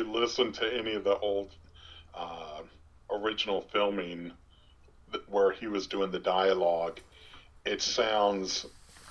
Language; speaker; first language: English; native; English